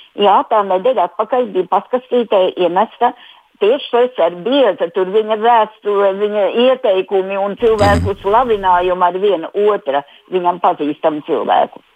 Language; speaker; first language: Latvian; native; Latvian